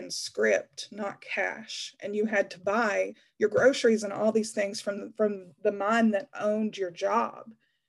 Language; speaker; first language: English; native; English